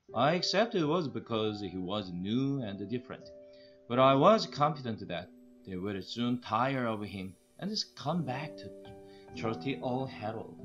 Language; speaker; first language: English; non-native, fluent; Korean